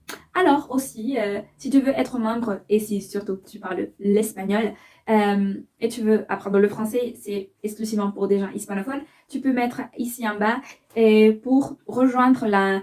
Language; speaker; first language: French; non-native, fluent; Spanish